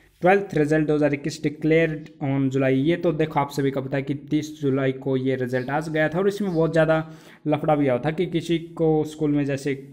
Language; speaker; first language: Hindi; native; Hindi